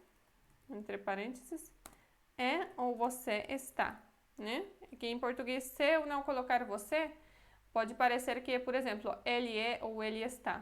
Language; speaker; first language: Portuguese; non-native, fluent; Polish